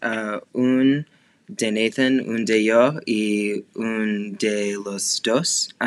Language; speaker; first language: Spanish; non-native, learner; English